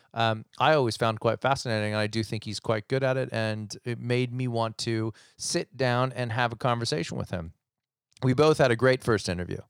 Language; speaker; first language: English; native; English